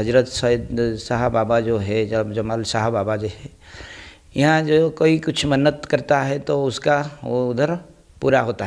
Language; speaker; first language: Hindi; non-native, local second language; Odia